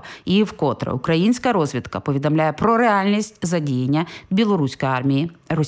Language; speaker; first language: Ukrainian; native; Ukrainian